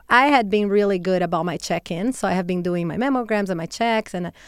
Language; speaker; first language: English; non-native, fluent; Portuguese